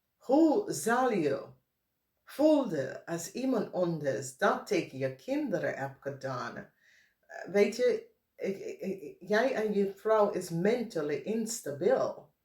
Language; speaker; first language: Dutch; non-native, fluent; English